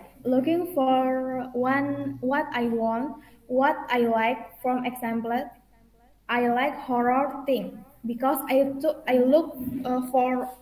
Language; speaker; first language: English; non-native, learner; Indonesian